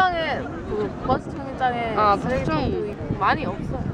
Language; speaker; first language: Korean; non-native, learner; English